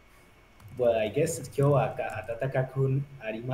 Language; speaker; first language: Japanese; non-native, learner; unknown